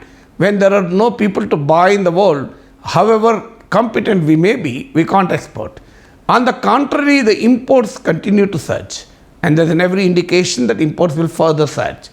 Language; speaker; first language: English; non-native, local second language; Telugu